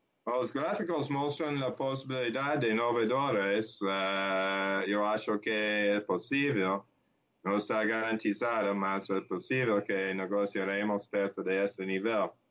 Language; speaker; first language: Portuguese; non-native, learner; English